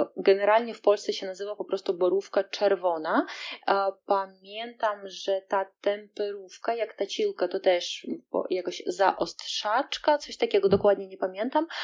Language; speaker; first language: Polish; non-native, fluent; Russian